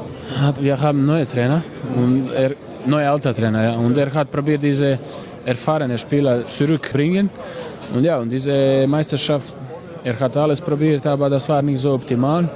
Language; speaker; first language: German; non-native, fluent; Croatian